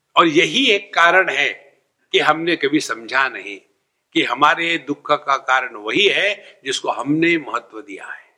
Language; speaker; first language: Hindi; non-native, local second language; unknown